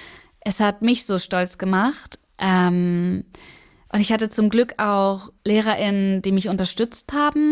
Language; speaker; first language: German; early bilingual, other home language; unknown